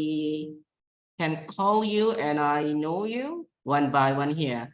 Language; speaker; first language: English; non-native, fluent; Indonesian